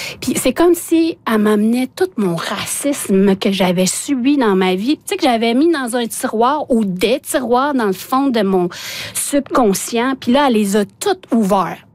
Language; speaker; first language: French; non-native, local second language; Innu-aimun